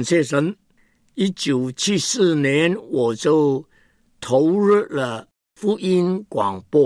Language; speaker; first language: Chinese; non-native, local second language; Cantonese